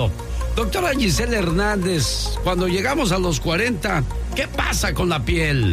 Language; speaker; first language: Spanish; native; Spanish